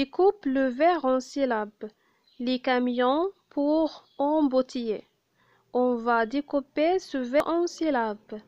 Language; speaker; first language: French; non-native, local second language; Arabic